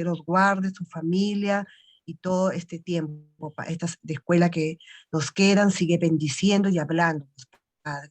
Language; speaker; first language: Spanish; native; Spanish